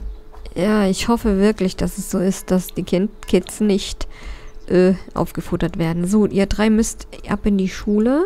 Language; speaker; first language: German; native; German